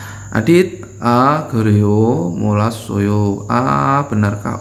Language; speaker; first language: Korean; non-native, fluent; Indonesian